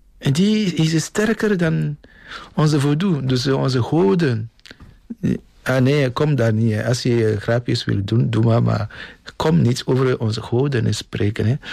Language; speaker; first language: Dutch; non-native, fluent; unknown